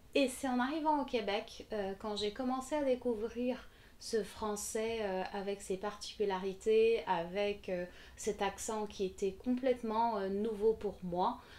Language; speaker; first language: French; non-native, fluent; Portuguese